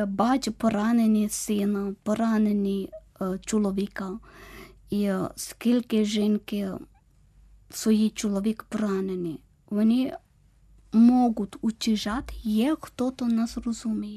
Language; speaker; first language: Ukrainian; non-native, learner; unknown